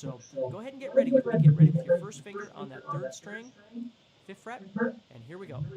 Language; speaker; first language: English; native; English